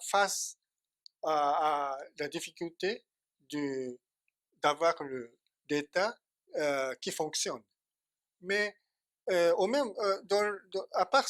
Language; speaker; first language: French; non-native, fluent; Japanese